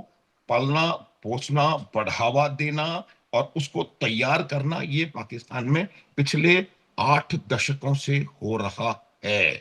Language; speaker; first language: Hindi; native; Hindi